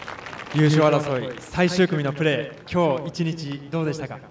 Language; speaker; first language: Japanese; native; Japanese